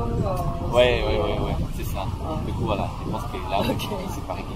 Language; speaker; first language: French; non-native, fluent; Spanish